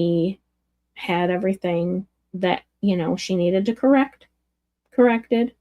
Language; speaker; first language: English; native; English